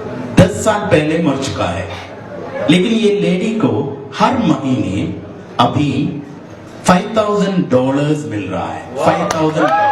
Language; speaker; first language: Hindi; non-native, fluent; Bangla